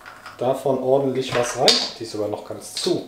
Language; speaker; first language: German; native; German